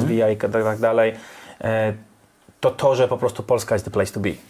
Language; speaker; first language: Polish; non-native, fluent; English